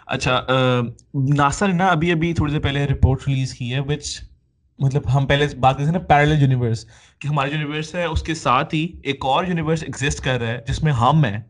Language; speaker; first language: Urdu; native; Urdu